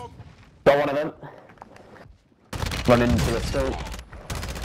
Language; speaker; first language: English; native; English